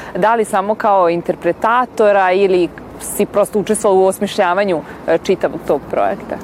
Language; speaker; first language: Serbian; native; Serbian